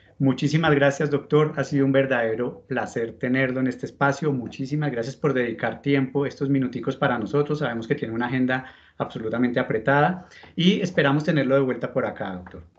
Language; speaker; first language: Spanish; native; Spanish